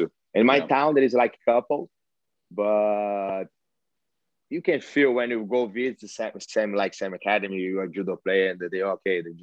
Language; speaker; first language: English; non-native, learner; Portuguese